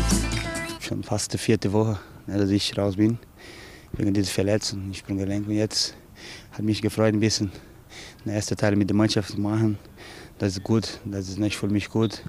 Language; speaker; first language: German; non-native, fluent; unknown